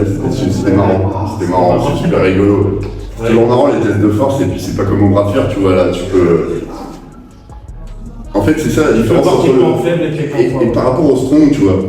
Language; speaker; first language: French; native; French